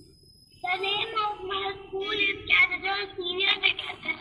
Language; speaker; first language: English; non-native, learner; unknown